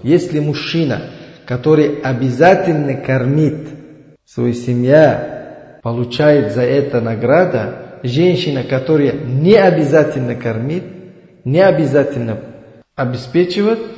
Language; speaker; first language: Russian; non-native, learner; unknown